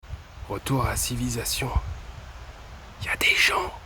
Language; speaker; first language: French; native; French